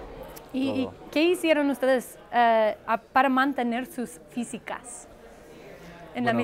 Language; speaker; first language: Spanish; non-native, fluent; English